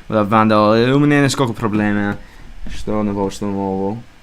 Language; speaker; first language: Russian; non-native, learner; English